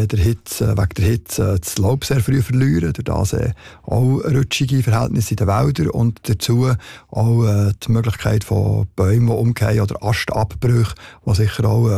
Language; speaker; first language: German; native; German